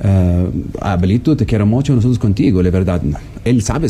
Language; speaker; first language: Spanish; non-native, learner; Arabic